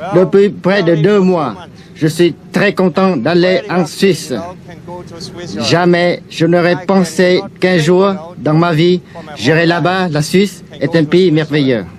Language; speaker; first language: French; non-native, local second language; Vietnamese